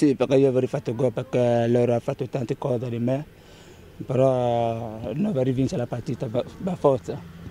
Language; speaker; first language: Italian; non-native, learner; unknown